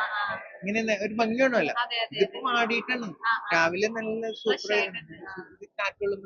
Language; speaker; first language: Malayalam; native; Malayalam